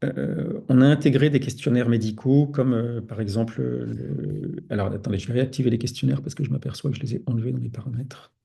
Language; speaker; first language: French; native; French